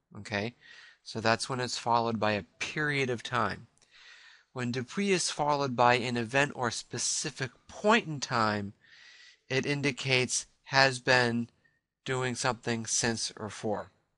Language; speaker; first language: English; native; English